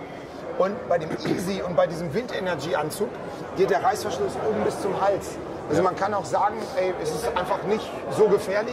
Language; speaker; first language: German; native; German